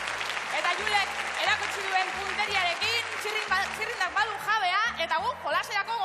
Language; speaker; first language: Basque; native; Basque